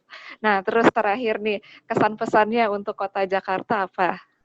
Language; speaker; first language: Indonesian; native; Indonesian